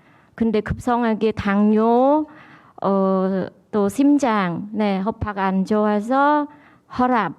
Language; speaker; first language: Korean; non-native, learner; Khmer